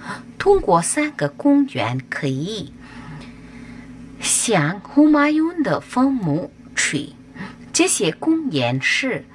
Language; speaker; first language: Chinese; non-native, learner; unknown